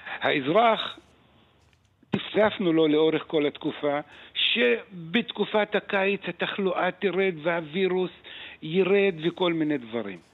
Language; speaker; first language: Hebrew; non-native, local second language; Arabic